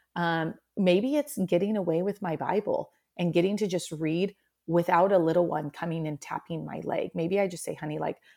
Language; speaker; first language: English; native; English